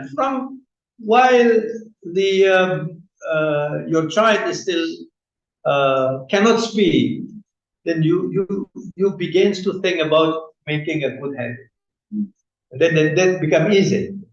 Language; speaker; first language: English; non-native, fluent; Indonesian